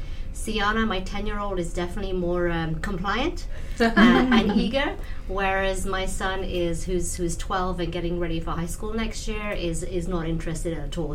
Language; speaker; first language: English; non-native, local second language; Punjabi